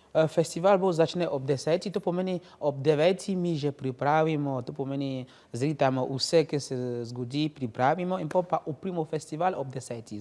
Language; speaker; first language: Slovenian; non-native, learner; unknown